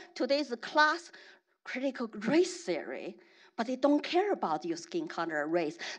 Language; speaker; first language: English; non-native, fluent; Chinese